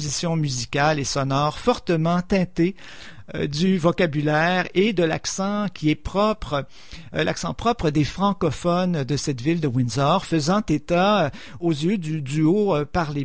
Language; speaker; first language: French; native; French